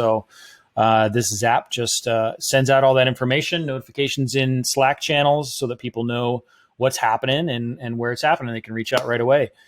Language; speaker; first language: English; native; English